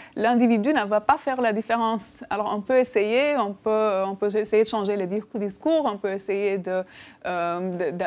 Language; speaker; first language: French; non-native, fluent; Albanian